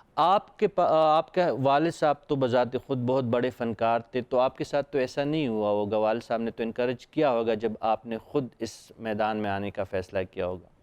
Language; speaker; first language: Urdu; non-native, local second language; Pashto